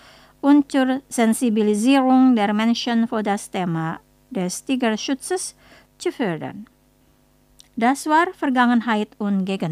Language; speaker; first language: German; non-native, fluent; Indonesian